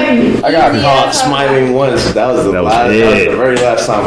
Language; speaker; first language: English; native; English